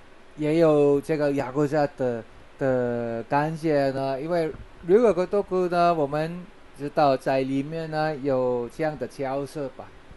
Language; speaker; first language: Chinese; non-native, fluent; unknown